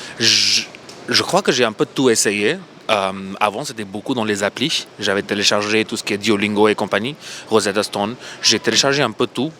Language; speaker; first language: French; non-native, fluent; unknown